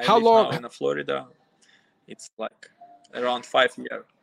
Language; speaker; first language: English; non-native, learner; Russian